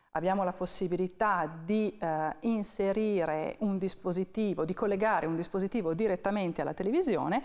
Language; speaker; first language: Italian; native; Italian